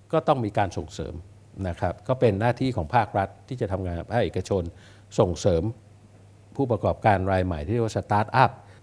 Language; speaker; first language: Thai; native; Thai